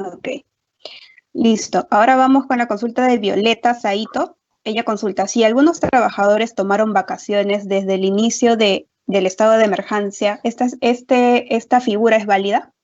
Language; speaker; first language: Spanish; native; Spanish